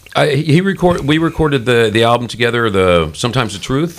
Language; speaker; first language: English; native; English